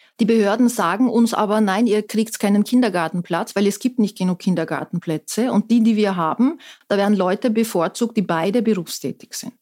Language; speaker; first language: German; non-native, fluent; Turkish